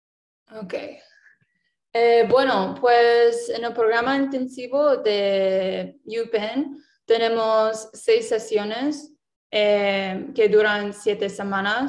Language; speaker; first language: Spanish; non-native, fluent; English